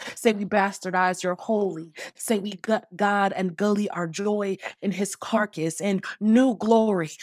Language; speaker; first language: English; native; English